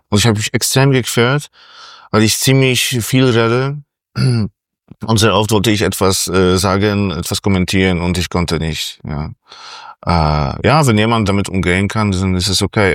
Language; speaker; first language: German; non-native, fluent; Polish